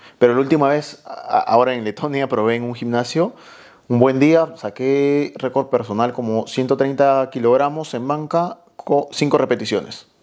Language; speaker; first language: Spanish; native; Spanish